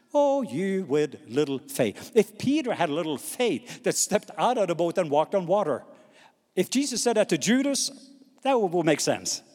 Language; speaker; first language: English; non-native, fluent; Norwegian